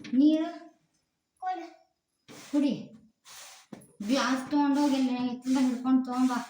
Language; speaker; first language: Kannada; native; Kannada